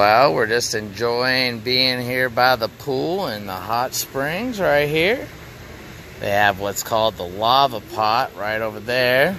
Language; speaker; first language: English; native; English